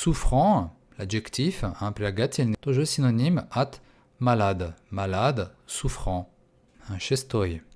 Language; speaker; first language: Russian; non-native, fluent; French